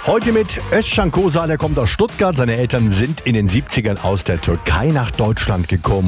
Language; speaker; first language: German; native; German